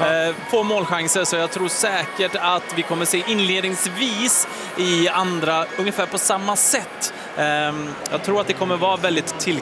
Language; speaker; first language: Swedish; native; Swedish